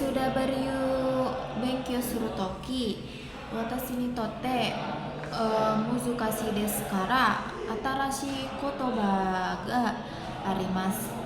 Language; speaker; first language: Japanese; non-native, learner; Indonesian